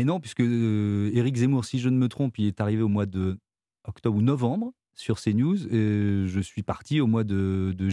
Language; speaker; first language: French; native; French